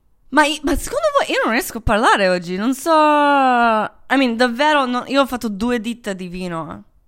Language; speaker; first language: Italian; non-native, fluent; Croatian